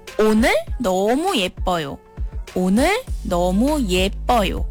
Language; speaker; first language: Korean; non-native, learner; Malay